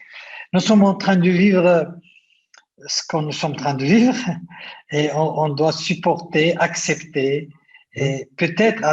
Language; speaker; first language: French; non-native, local second language; Arabic